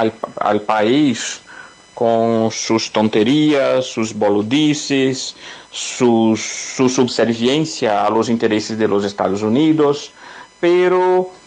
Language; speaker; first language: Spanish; non-native, fluent; Portuguese